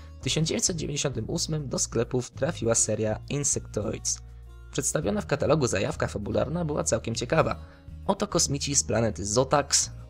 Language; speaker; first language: Polish; native; Polish